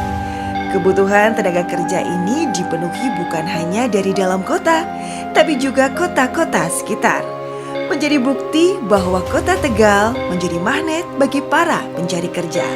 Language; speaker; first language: Indonesian; native; Indonesian